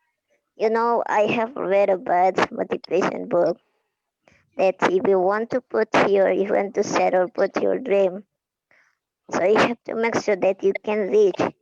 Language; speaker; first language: English; non-native, fluent; Indonesian